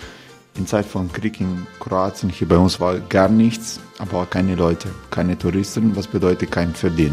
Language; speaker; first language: German; non-native, learner; Croatian